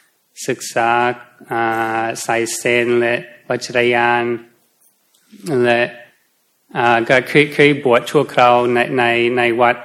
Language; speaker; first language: Thai; non-native, fluent; English